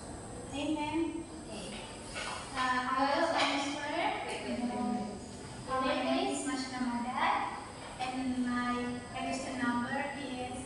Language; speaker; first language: English; non-native, learner; Indonesian